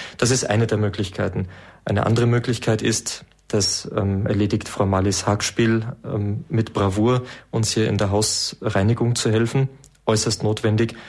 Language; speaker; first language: German; native; German